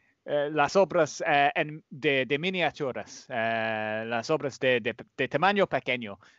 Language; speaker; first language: Spanish; non-native, fluent; English